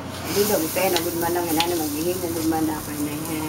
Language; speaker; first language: Filipino; non-native, local second language; Waray